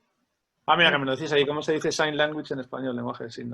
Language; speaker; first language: Spanish; native; Spanish